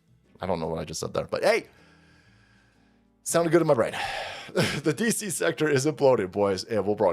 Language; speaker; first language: English; native; English